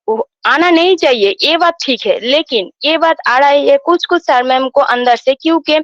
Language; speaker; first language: Hindi; non-native, local second language; Bangla